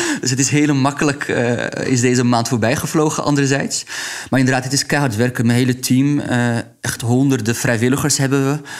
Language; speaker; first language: Dutch; early bilingual, other home language; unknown